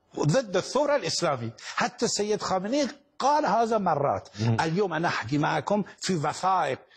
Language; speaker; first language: Arabic; non-native, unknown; Persian